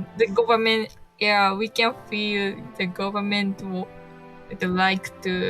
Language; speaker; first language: English; non-native, learner; Japanese